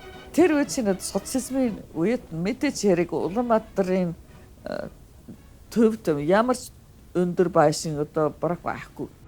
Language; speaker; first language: Mongolian; non-native, fluent; Finnish